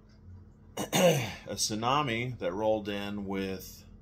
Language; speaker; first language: English; native; English